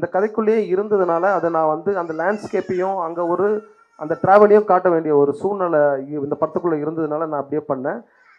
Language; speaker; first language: Tamil; native; Tamil